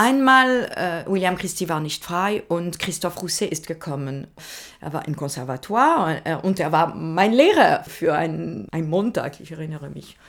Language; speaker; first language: German; non-native, learner; French